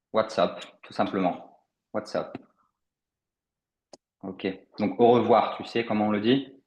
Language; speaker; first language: French; native; French